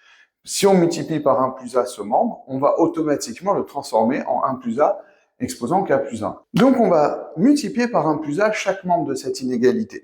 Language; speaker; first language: French; native; French